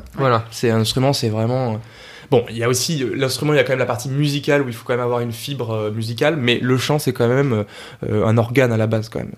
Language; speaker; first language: French; native; French